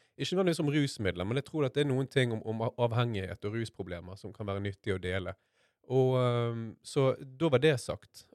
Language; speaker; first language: Norwegian; native; Norwegian